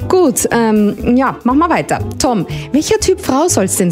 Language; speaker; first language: German; native; German